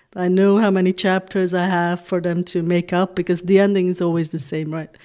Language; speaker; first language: English; non-native, fluent; Dutch